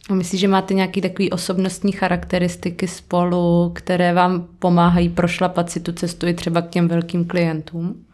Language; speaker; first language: Czech; native; Czech